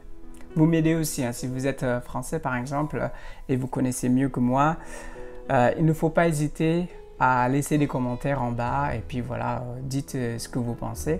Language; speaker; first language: French; non-native, fluent; Indonesian